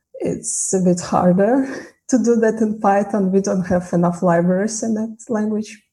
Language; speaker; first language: English; non-native, fluent; Russian